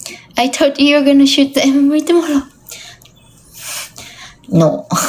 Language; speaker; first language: English; non-native, learner; Japanese